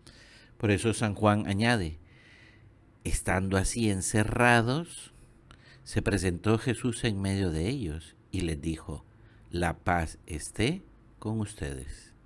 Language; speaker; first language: Spanish; native; Spanish